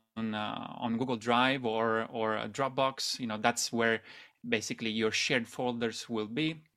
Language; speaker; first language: English; non-native, fluent; Italian